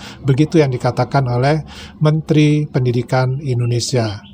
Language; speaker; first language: Indonesian; native; Indonesian